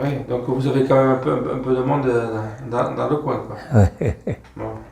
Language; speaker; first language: French; native; French